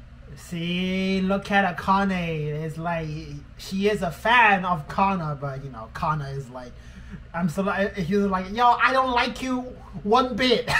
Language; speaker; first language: English; non-native, fluent; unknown